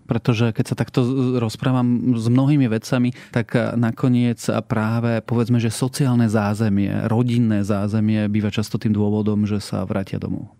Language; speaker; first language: Slovak; native; Slovak